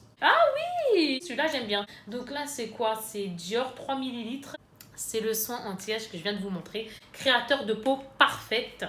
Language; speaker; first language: French; native; French